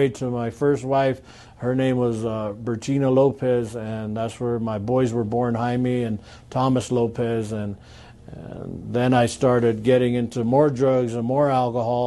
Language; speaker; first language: English; native; English